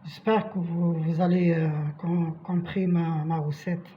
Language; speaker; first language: French; non-native, local second language; Arabic